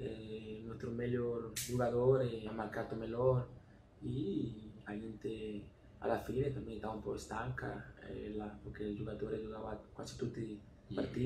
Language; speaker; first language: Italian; non-native, learner; Spanish